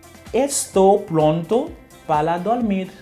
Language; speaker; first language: Portuguese; non-native, learner; Haitian Creole